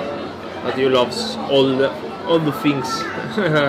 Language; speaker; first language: English; non-native, learner; Italian